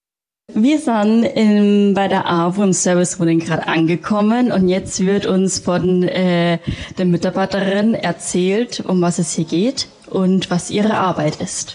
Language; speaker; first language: German; native; German